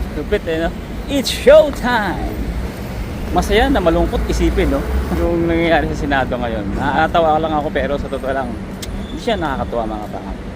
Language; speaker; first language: Filipino; native; Filipino